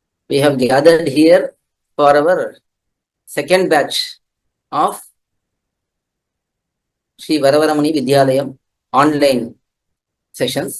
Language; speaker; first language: English; non-native, local second language; Tamil